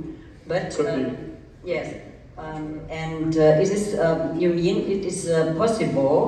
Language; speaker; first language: English; early bilingual, other home language; German